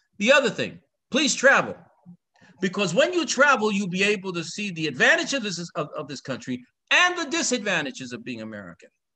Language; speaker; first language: English; early bilingual, other home language; Spanish